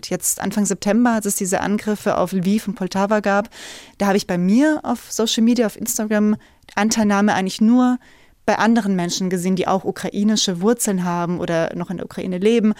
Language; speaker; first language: German; native; German